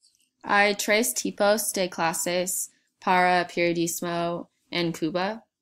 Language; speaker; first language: Spanish; non-native, learner; English